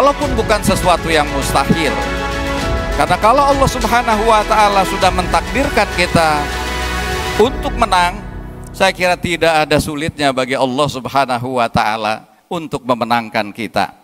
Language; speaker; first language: Indonesian; native; Indonesian